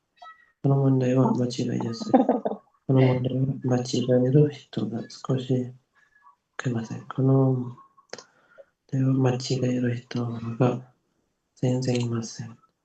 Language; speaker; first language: Japanese; non-native, learner; Indonesian